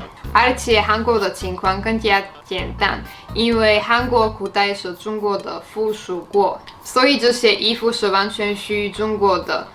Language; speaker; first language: Chinese; non-native, fluent; Slovak